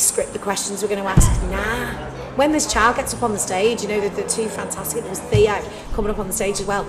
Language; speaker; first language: English; native; English